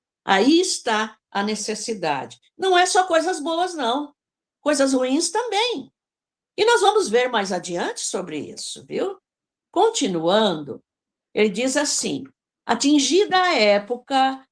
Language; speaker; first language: Portuguese; native; Portuguese